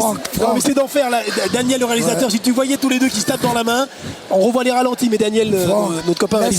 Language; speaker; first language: French; native; French